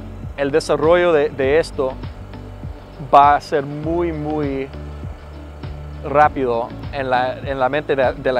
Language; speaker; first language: Spanish; non-native, fluent; English